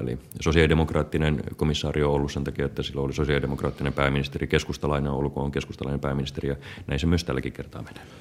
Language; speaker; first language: Finnish; native; Finnish